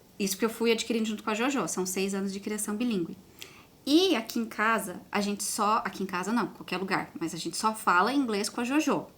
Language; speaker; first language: Portuguese; native; Portuguese